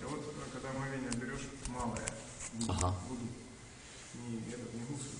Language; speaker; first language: Russian; non-native, learner; Turkish